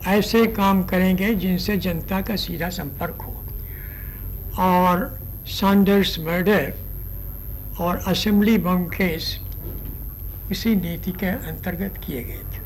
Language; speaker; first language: Hindi; native; Hindi